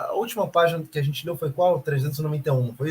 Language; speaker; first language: Portuguese; native; Portuguese